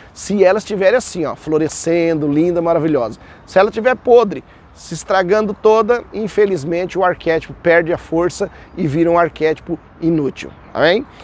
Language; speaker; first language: Portuguese; native; Portuguese